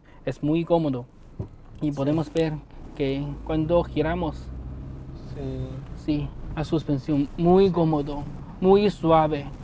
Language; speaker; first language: Spanish; non-native, learner; Chinese